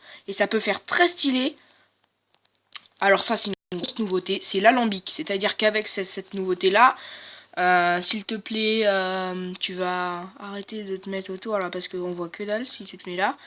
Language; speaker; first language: French; native; French